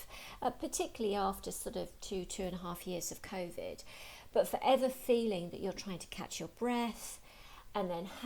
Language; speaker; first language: English; native; English